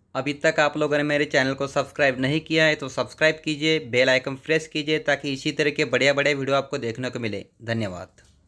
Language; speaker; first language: Hindi; non-native, local second language; Marathi